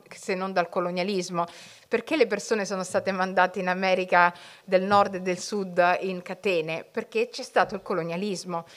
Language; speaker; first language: Italian; early bilingual, other home language; Somali